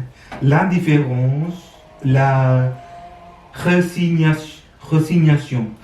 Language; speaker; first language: French; non-native, learner; Sinhala